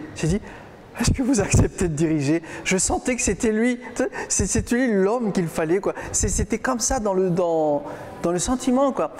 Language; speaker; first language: French; non-native, local second language; Malagasy